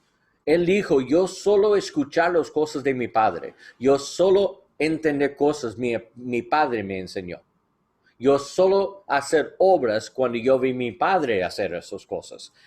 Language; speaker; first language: Spanish; non-native, learner; English